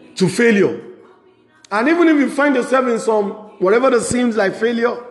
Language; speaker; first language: English; non-native, local second language; Yoruba